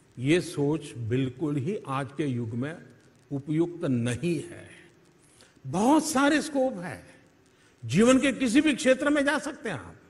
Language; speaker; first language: Hindi; native; Hindi